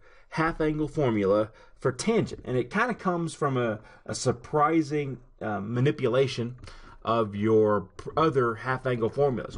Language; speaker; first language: English; native; English